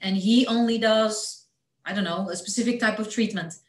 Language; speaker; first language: English; non-native, fluent; Portuguese